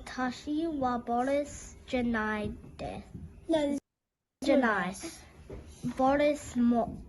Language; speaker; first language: Japanese; non-native, learner; English